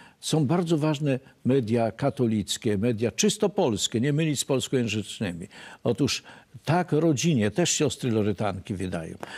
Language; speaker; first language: Polish; native; Polish